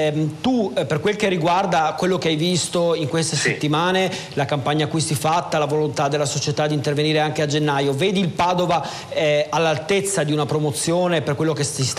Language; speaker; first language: Italian; native; Italian